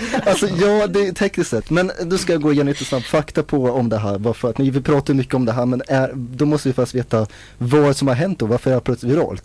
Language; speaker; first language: Swedish; native; Swedish